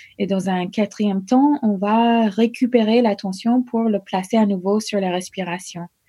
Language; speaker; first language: French; non-native, fluent; English